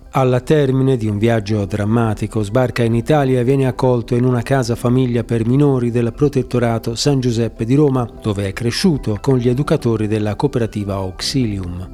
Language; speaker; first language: Italian; native; Italian